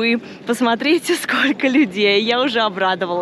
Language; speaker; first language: Russian; native; Russian